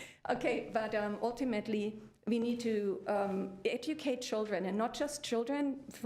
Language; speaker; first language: English; early bilingual, other home language; German